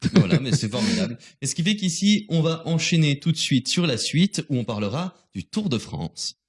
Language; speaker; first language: French; native; French